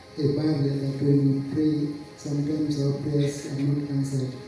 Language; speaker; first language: English; non-native, local second language; Swahili